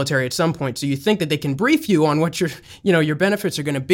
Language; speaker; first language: English; native; English